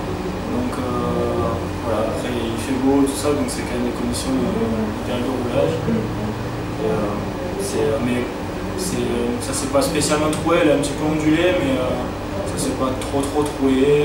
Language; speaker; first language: French; native; French